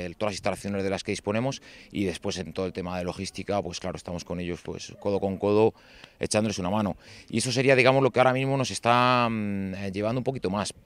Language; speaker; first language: Spanish; native; Spanish